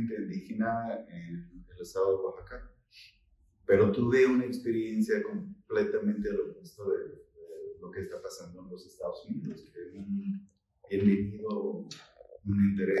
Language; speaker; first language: Spanish; non-native, fluent; English